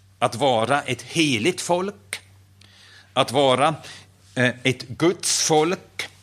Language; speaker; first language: Swedish; non-native, fluent; German